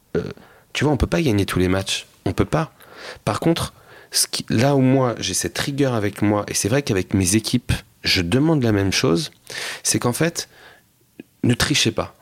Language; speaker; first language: French; native; French